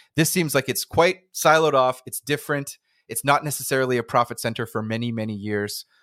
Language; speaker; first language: English; native; English